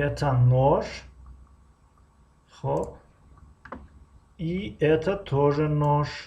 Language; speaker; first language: Russian; non-native, fluent; Tajik